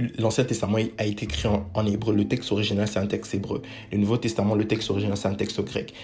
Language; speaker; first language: French; non-native, local second language; Lingala